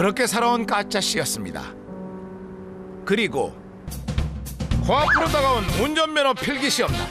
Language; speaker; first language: Korean; native; Korean